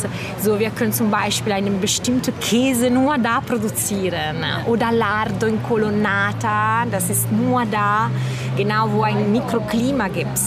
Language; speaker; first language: German; non-native, fluent; Italian